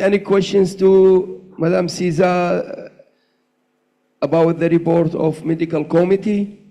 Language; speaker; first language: English; non-native, learner; Arabic